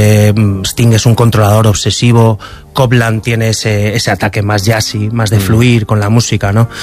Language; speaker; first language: Spanish; native; Spanish